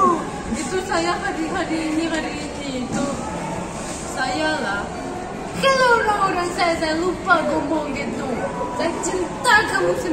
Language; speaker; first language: Indonesian; non-native, learner; Russian